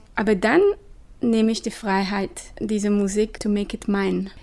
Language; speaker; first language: German; non-native, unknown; Hebrew